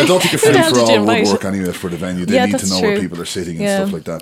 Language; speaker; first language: English; native; English